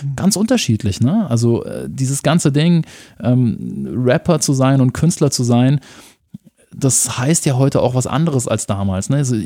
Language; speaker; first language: German; native; German